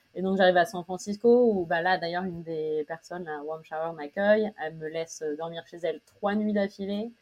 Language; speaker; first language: French; native; French